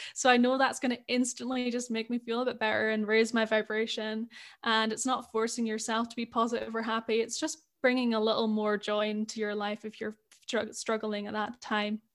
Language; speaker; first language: English; native; English